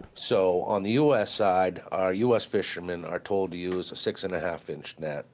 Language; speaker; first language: English; native; English